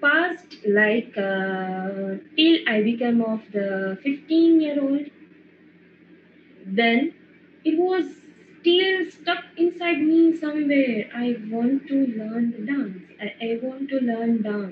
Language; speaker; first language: English; non-native, local second language; Gujarati